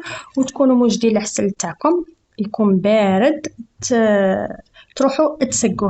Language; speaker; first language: Arabic; native; Arabic